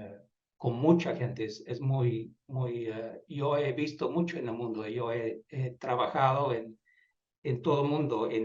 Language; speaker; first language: Spanish; non-native, fluent; Dutch